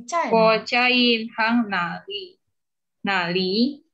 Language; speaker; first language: Chinese; non-native, learner; Indonesian